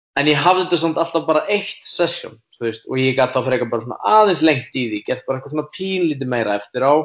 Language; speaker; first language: Icelandic; native; Icelandic